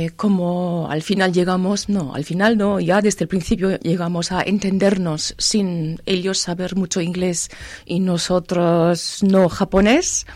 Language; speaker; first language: Spanish; non-native, fluent; German